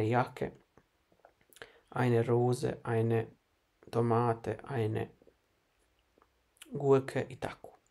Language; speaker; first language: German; non-native, fluent; Bosnian